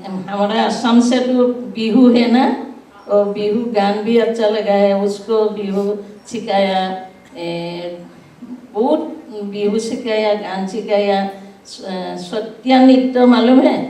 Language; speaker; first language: Hindi; non-native, local second language; Assamese